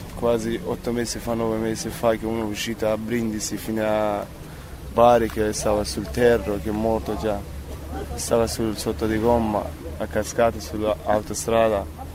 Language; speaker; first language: Italian; non-native, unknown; Persian